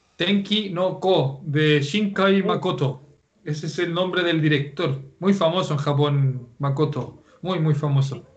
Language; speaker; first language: Spanish; native; Spanish